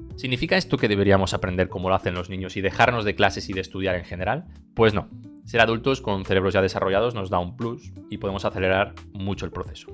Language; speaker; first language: Spanish; early bilingual, other home language; Bulgarian